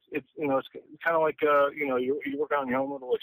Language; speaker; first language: English; native; English